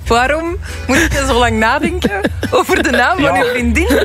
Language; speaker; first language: Dutch; native; Dutch